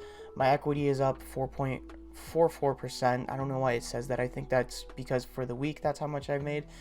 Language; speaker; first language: English; native; English